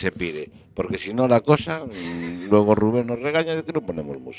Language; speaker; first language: Spanish; native; Spanish